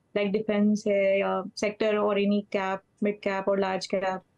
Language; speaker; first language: Hindi; native; Hindi